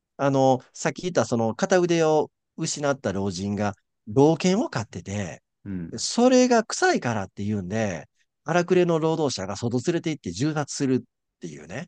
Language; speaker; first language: Japanese; native; Japanese